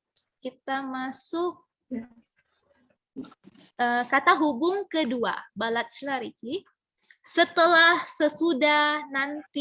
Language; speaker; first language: Indonesian; non-native, fluent; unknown